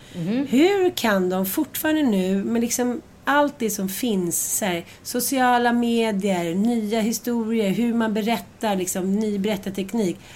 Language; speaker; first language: Swedish; native; Swedish